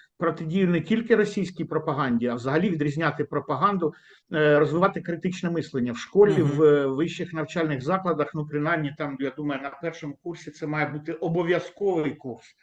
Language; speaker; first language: Ukrainian; native; Ukrainian